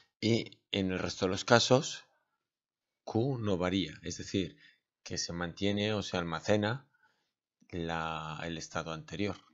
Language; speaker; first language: Spanish; native; Spanish